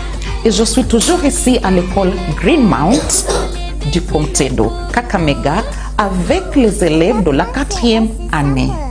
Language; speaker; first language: French; non-native, fluent; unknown